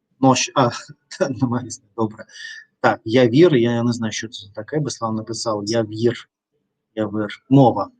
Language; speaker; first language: Ukrainian; non-native, learner; Russian